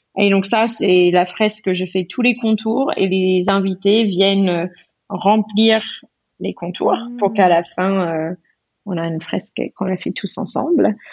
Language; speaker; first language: French; non-native, fluent; English